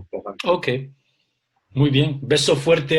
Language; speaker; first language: Spanish; early bilingual, heritage; Spanish